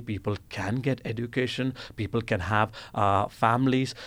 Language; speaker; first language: English; non-native, local second language; Gujarati